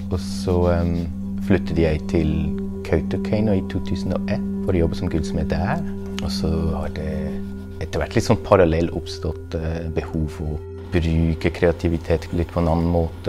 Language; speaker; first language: Norwegian; non-native, fluent; German